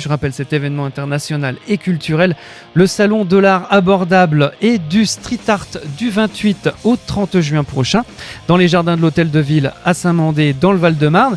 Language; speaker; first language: French; native; French